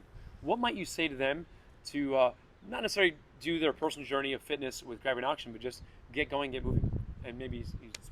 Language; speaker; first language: English; native; English